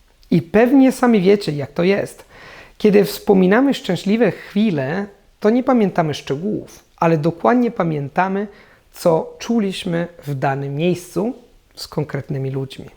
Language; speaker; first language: Polish; non-native, fluent; Italian